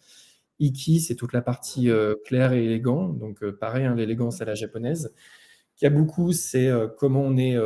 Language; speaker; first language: French; native; French